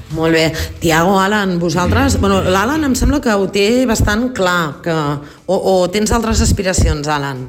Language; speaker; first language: Catalan; native; Catalan